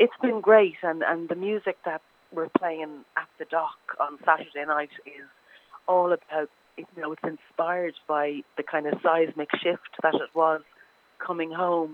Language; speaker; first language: English; native; English